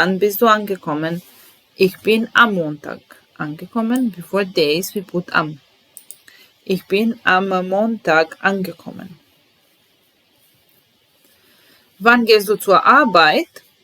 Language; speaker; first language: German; non-native, fluent; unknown